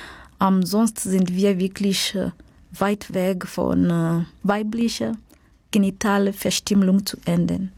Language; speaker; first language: German; non-native, fluent; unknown